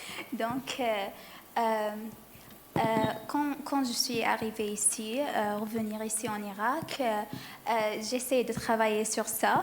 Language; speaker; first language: French; non-native, learner; Arabic